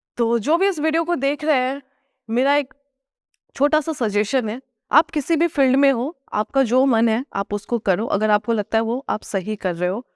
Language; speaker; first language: Hindi; non-native, local second language; Nepali